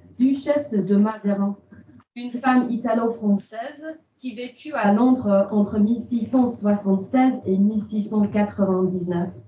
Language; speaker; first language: French; non-native, fluent; English